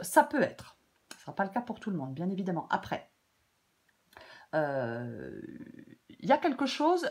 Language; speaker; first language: French; native; French